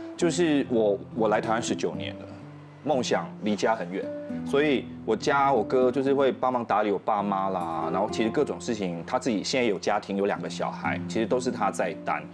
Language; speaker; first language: Chinese; native; Chinese